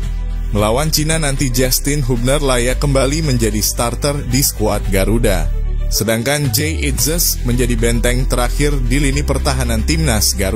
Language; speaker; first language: Indonesian; native; Indonesian